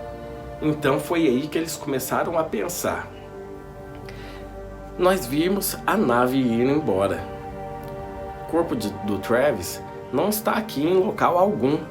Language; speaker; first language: Portuguese; native; Portuguese